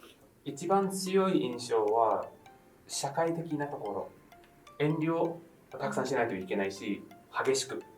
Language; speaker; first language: Japanese; non-native, fluent; English